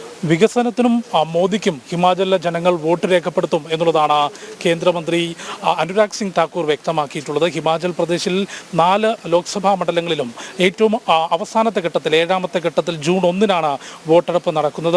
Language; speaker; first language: Malayalam; native; Malayalam